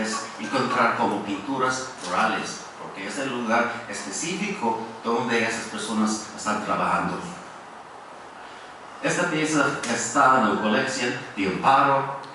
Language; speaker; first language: Spanish; non-native, fluent; English